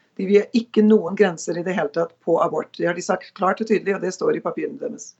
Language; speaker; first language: Norwegian; native; Norwegian